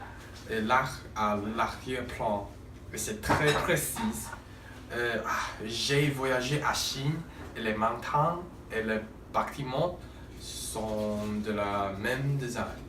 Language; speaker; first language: French; non-native, learner; English